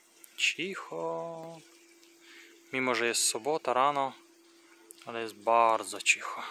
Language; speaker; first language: Polish; non-native, fluent; Russian